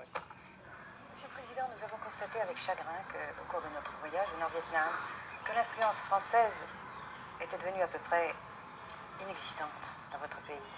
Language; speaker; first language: French; native; French